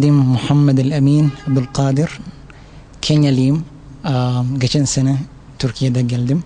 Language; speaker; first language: Turkish; non-native, learner; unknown